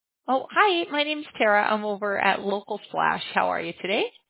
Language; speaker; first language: English; native; English